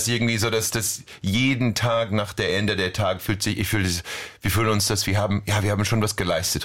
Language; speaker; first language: German; non-native, fluent; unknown